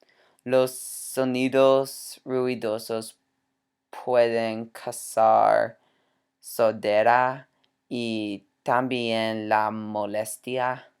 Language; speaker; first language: Spanish; non-native, learner; English